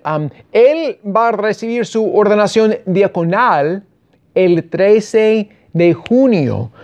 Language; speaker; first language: Spanish; non-native, fluent; English